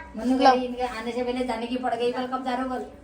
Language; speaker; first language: Hindi; native; Hindi